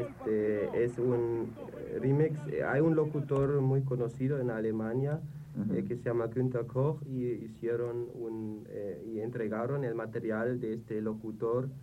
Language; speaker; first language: Spanish; non-native, fluent; German